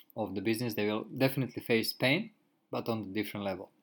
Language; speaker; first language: English; non-native, fluent; Croatian